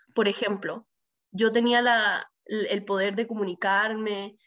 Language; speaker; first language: Spanish; early bilingual, heritage; Spanish